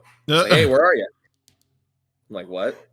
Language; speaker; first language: English; native; English